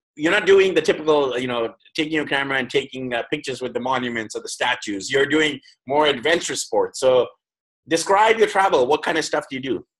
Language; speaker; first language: English; native; English